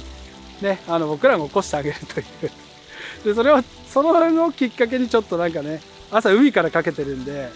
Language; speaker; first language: Japanese; native; Japanese